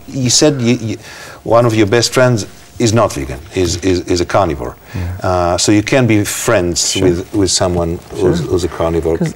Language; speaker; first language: English; non-native, fluent; Hebrew